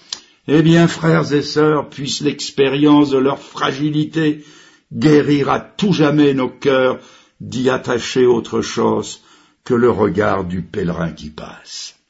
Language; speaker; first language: French; native; French